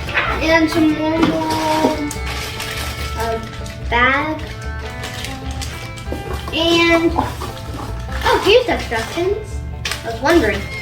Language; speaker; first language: English; native; English